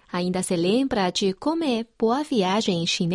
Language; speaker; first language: Portuguese; non-native, fluent; Chinese